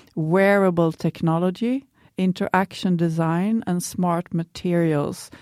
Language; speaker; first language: English; non-native, fluent; Swedish